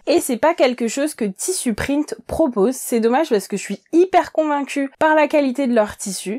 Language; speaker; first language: French; native; French